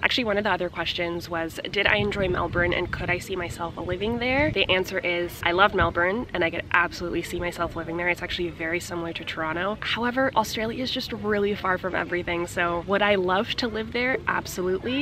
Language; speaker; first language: English; early bilingual, other home language; Russian